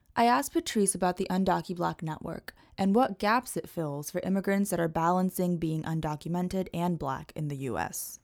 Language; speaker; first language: English; native; English